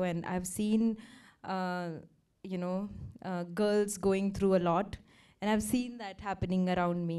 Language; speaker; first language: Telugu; non-native, fluent; Hindi